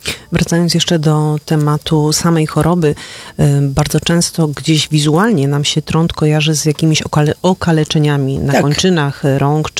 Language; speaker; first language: Polish; native; Polish